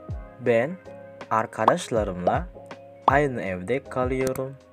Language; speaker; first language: Turkish; non-native, fluent; Indonesian